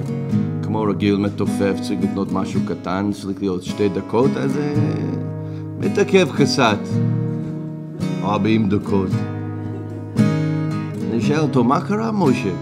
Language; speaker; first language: Hebrew; non-native, fluent; English